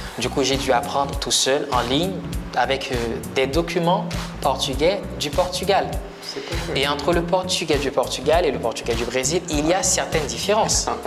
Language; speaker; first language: French; non-native, local second language; Haitian Creole